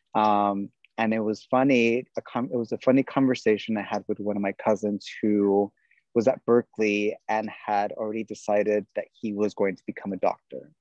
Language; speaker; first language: English; native; English